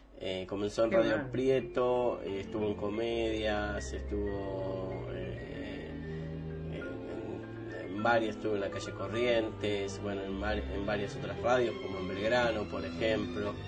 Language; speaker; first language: Spanish; native; Spanish